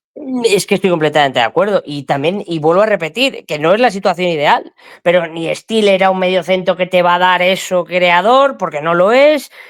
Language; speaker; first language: Spanish; native; Spanish